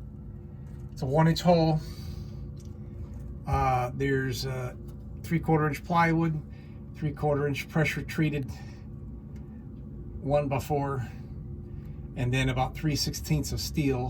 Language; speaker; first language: English; native; English